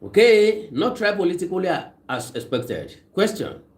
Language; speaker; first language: English; non-native, local second language; Yoruba